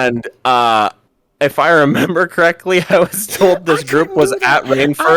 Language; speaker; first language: English; native; English